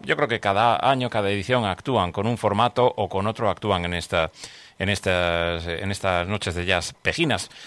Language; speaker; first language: Spanish; native; Spanish